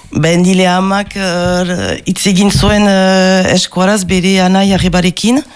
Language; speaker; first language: Basque; non-native, local second language; French